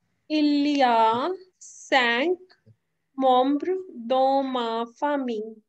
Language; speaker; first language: French; non-native, fluent; Hindi